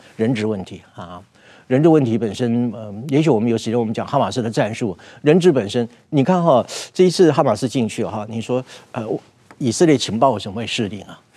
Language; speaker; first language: Chinese; native; Chinese